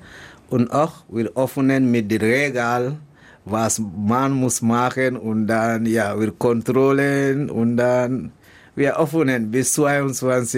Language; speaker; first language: German; non-native, learner; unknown